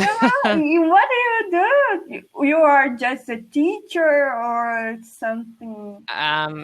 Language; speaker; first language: English; non-native, fluent; Portuguese